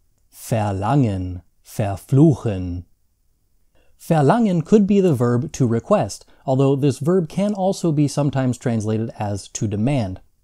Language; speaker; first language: English; native; English